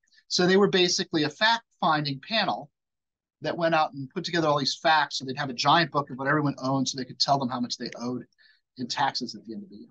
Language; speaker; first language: English; native; English